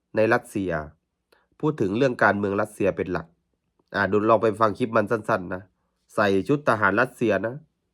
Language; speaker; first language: Thai; native; Thai